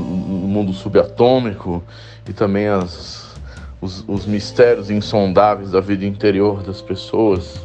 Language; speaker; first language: Portuguese; native; Portuguese